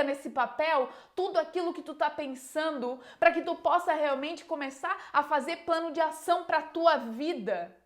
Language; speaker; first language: Portuguese; native; Portuguese